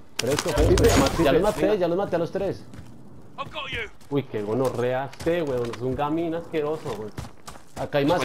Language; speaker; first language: Spanish; native; Spanish